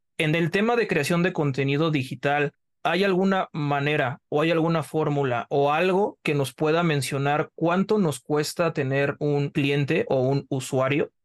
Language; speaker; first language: Spanish; native; Spanish